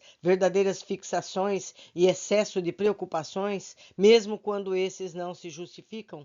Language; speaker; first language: Portuguese; native; Portuguese